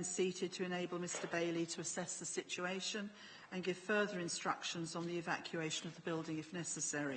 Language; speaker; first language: English; native; English